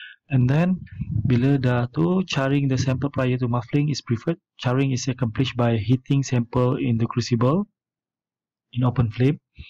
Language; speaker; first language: English; non-native, local second language; Malay